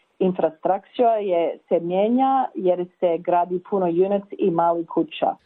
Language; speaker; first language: Croatian; early bilingual, heritage; Croatian